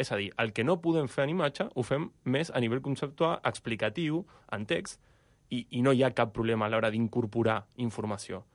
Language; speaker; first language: Catalan; non-native, fluent; Spanish